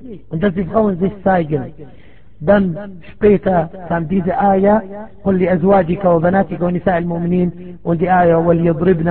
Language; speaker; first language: German; non-native, fluent; Arabic